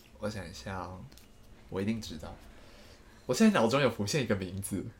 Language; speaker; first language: Chinese; native; Chinese